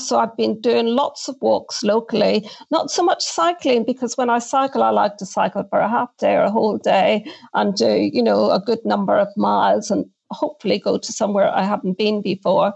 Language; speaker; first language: English; native; English